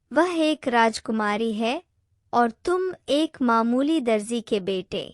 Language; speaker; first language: Hindi; native; Hindi